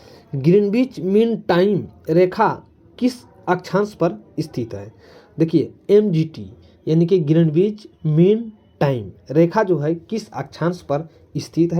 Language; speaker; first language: Hindi; native; Hindi